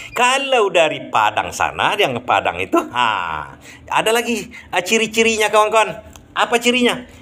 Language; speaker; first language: Indonesian; non-native, local second language; Minangkabau